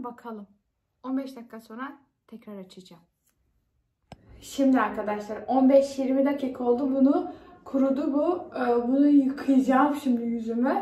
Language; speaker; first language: Turkish; early bilingual, heritage; Turkish